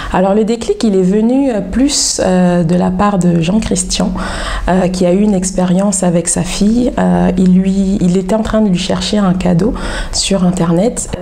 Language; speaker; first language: French; native; French